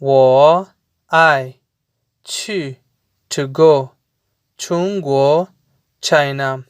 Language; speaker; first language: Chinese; non-native, learner; Urdu